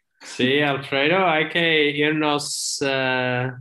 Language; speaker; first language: Spanish; non-native, learner; English